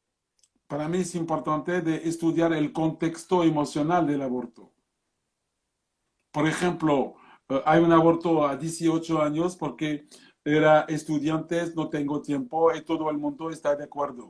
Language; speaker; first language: Spanish; non-native, fluent; French